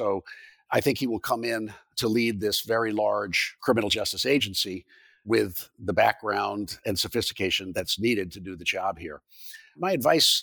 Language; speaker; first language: English; native; English